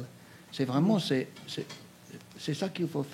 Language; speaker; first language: French; non-native, fluent; English